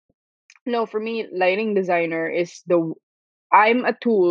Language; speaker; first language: English; non-native, local second language; Filipino